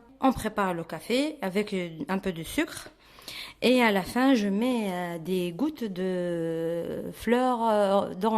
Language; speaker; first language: French; non-native, fluent; Arabic